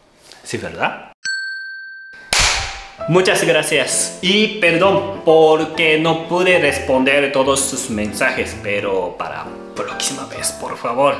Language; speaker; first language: Spanish; non-native, learner; Japanese